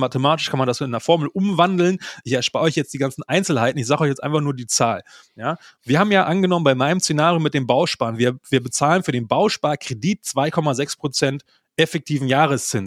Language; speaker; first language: German; native; German